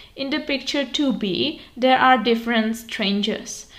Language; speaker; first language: English; non-native, fluent; Czech